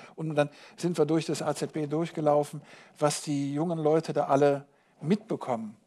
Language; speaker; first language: German; native; German